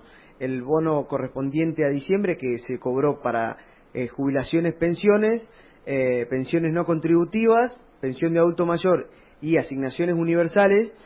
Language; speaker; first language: Spanish; native; Spanish